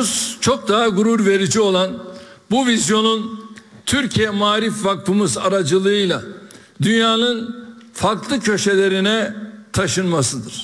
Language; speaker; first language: Turkish; native; Turkish